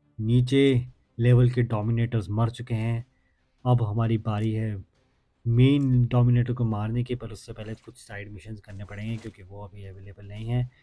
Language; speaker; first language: Hindi; native; Hindi